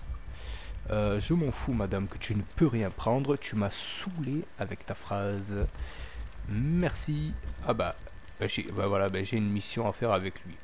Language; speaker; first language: French; native; French